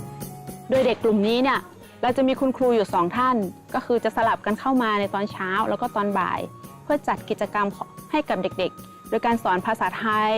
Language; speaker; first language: Thai; native; Thai